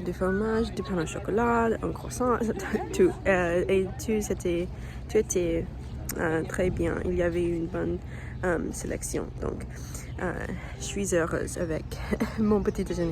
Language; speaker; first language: French; non-native, learner; English